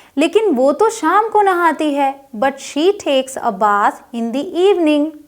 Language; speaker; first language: Hindi; native; Hindi